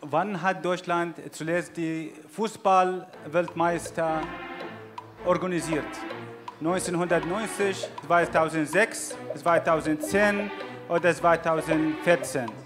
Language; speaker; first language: German; non-native, fluent; Arabic